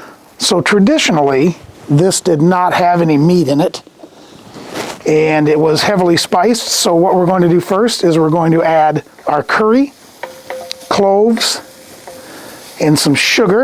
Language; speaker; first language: English; native; English